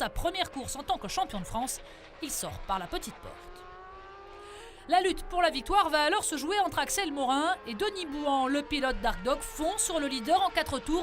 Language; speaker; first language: French; native; French